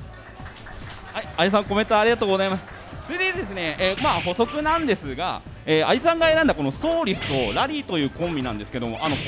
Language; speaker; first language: Japanese; native; Japanese